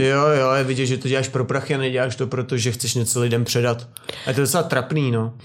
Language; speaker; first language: Czech; native; Czech